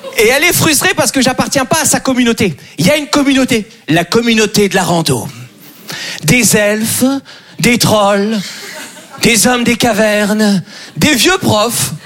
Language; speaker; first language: French; native; French